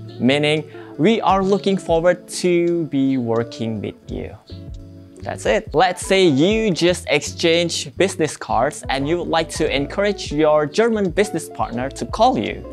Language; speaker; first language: English; non-native, fluent; Indonesian